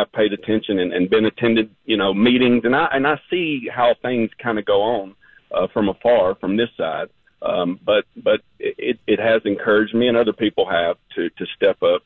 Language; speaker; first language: English; native; English